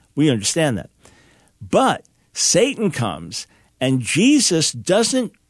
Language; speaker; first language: English; native; English